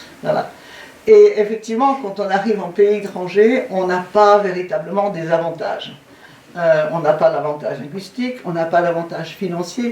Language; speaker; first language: French; native; French